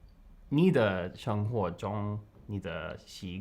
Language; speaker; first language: Chinese; non-native, learner; English